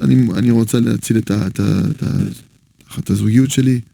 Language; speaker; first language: Hebrew; non-native, fluent; French